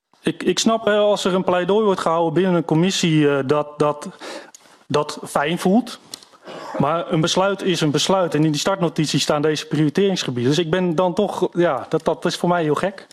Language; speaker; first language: Dutch; native; Dutch